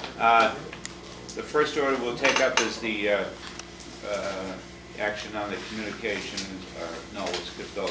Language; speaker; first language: English; native; English